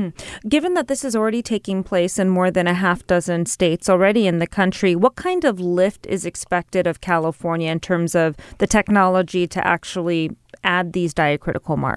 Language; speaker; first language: English; native; English